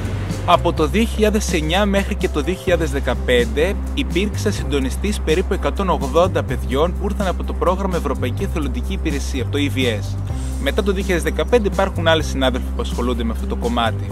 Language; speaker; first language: Greek; native; Greek